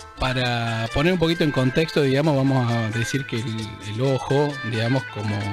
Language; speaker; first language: Spanish; native; Spanish